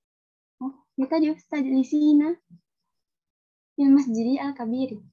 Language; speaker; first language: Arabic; non-native, learner; Indonesian